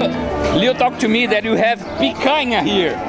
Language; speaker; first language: English; non-native, learner; Portuguese